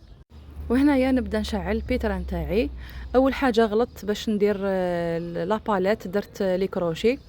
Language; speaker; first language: Arabic; native; Arabic